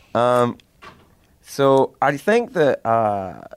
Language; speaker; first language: English; native; English